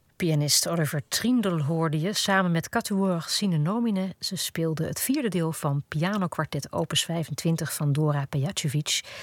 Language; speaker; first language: Dutch; native; Dutch